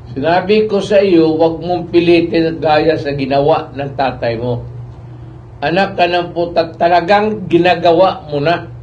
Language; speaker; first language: Filipino; non-native, local second language; Cebuano